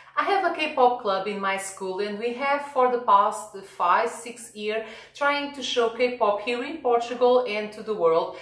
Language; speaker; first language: English; non-native, fluent; Portuguese